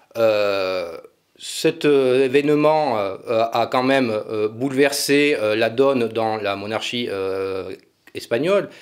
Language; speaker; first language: French; native; French